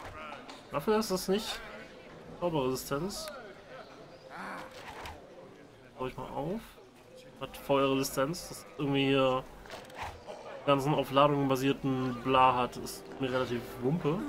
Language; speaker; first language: German; native; German